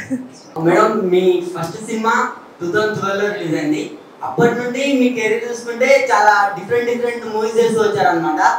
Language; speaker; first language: Telugu; native; Telugu